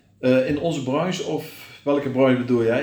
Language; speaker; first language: Dutch; native; Dutch